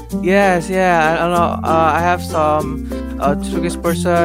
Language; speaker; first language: English; non-native, learner; Indonesian